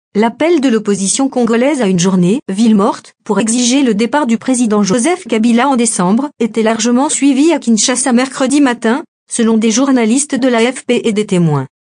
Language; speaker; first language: French; non-native, local second language; Lingala